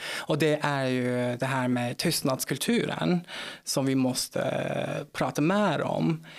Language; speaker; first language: Swedish; non-native, fluent; Turkish